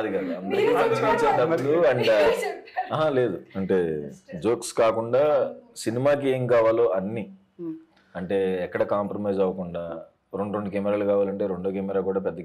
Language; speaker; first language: Telugu; native; Telugu